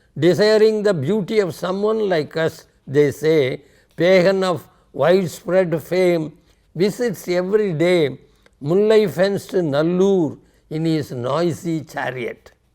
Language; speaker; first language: English; non-native, local second language; Tamil